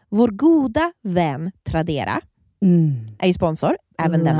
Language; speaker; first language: Swedish; native; Swedish